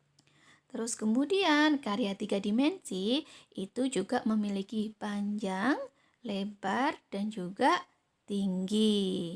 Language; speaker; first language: Indonesian; native; Indonesian